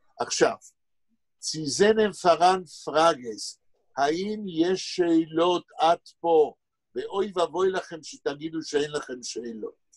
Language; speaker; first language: Hebrew; non-native, fluent; Yiddish